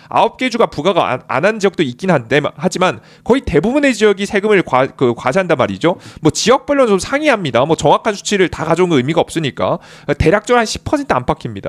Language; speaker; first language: Korean; native; Korean